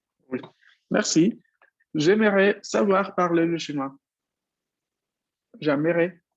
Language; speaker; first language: French; non-native, fluent; Spanish